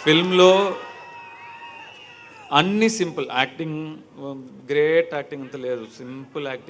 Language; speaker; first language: Telugu; non-native, learner; Tamil